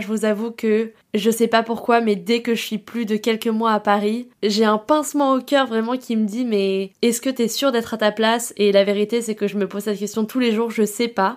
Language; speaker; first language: French; native; French